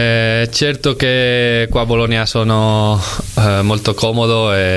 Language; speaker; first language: Italian; non-native, learner; Spanish